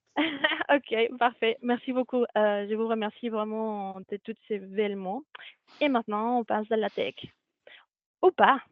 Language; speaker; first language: French; non-native, fluent; Spanish